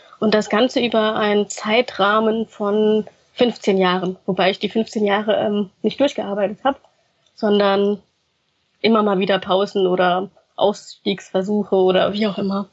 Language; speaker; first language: German; early bilingual, other home language; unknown